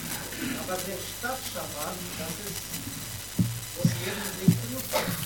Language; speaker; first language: German; non-native, learner; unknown